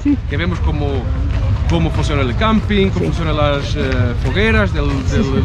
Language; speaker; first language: Spanish; non-native, learner; Portuguese